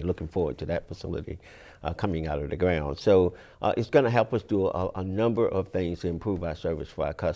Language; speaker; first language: English; native; English